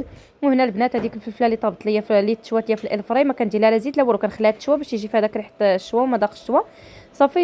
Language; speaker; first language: Arabic; native; Arabic